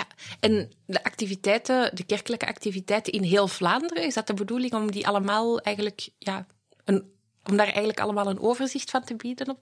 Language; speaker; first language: Dutch; native; Dutch